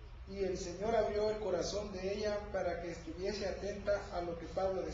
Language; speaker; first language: Spanish; native; Spanish